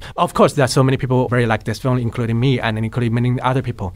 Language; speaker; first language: English; non-native, fluent; Chinese